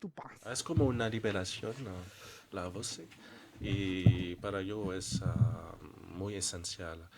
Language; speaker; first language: Spanish; non-native, learner; French